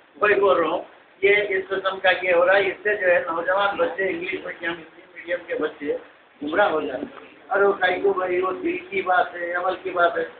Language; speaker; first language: Urdu; native; Urdu